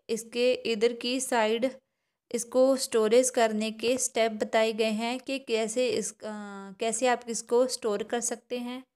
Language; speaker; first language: Hindi; non-native, local second language; Punjabi